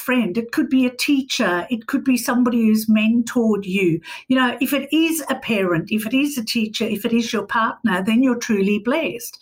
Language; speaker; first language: English; native; English